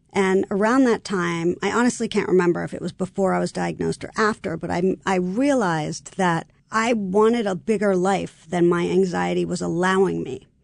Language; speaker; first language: English; native; English